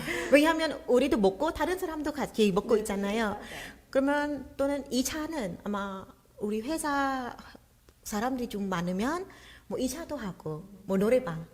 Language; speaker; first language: Korean; non-native, fluent; Khmer